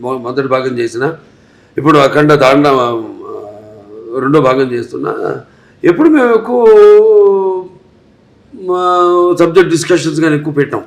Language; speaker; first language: Telugu; native; Telugu